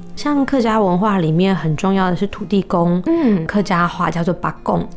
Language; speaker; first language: Chinese; native; Chinese